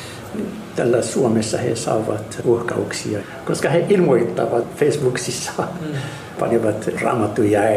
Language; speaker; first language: Finnish; non-native, learner; Arabic